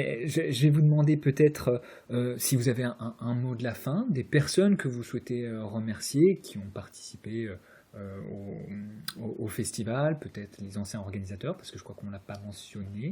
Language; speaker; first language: French; native; French